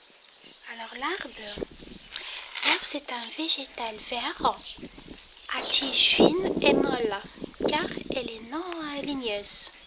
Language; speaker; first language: French; non-native, local second language; Arabic